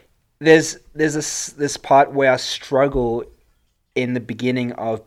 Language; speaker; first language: English; native; English